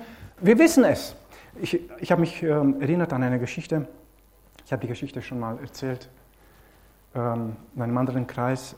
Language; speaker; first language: German; non-native, fluent; Romanian